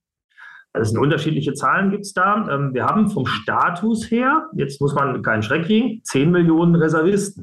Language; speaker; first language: German; native; German